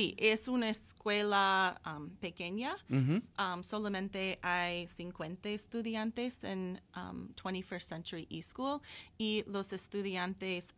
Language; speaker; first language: Spanish; non-native, fluent; English